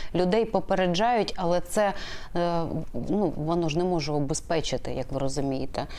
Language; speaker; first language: Ukrainian; native; Ukrainian